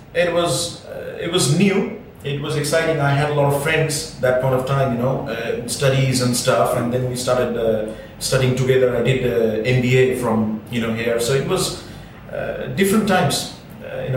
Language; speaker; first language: English; non-native, local second language; Bangla